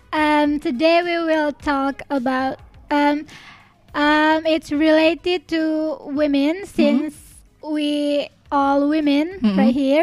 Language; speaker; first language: English; non-native, learner; Indonesian